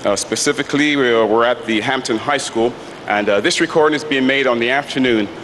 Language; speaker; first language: English; native; English